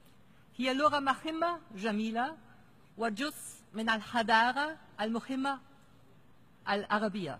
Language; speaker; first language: Arabic; non-native, fluent; German